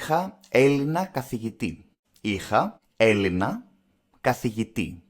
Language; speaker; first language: Greek; non-native, learner; English